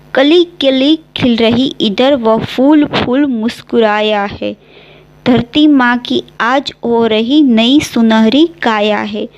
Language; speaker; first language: Hindi; non-native, local second language; Gujarati